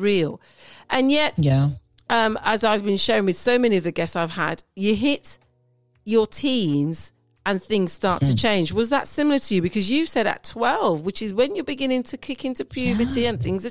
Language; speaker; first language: English; native; English